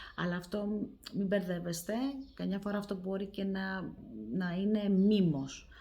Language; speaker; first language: Greek; early bilingual, heritage; Greek